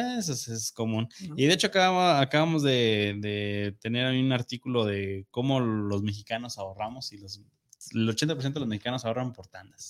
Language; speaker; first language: Spanish; native; Spanish